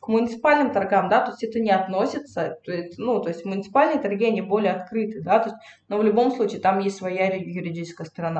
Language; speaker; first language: Russian; native; Russian